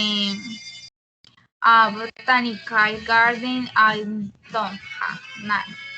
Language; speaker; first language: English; non-native, learner; Spanish